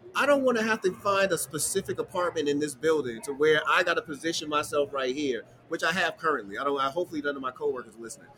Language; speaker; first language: English; native; English